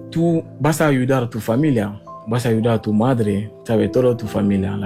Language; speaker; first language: Spanish; non-native, learner; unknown